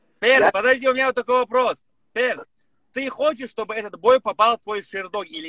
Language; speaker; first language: Russian; native; Russian